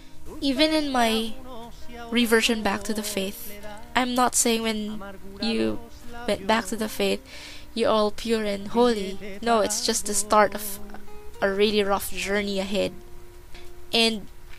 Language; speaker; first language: English; non-native, local second language; Filipino